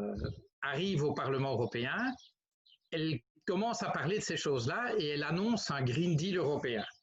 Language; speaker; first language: French; native; French